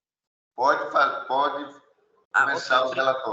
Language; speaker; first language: Portuguese; native; Portuguese